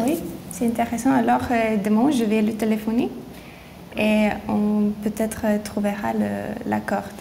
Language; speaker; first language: French; non-native, learner; Lithuanian